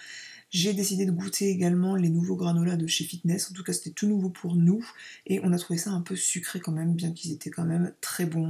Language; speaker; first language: French; native; French